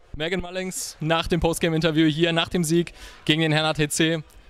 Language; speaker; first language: German; native; German